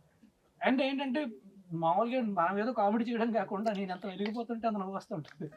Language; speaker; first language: Telugu; native; Telugu